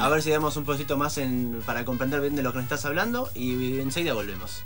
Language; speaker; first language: Spanish; native; Spanish